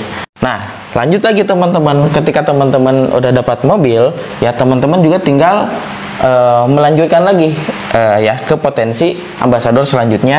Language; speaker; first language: Indonesian; non-native, local second language; Sundanese